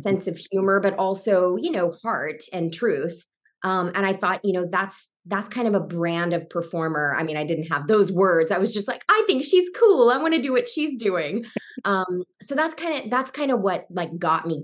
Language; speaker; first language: English; native; English